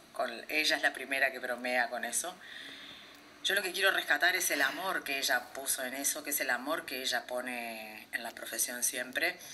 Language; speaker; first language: Spanish; native; Spanish